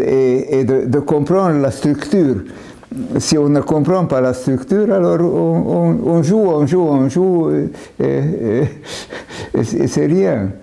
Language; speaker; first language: French; non-native, fluent; Hungarian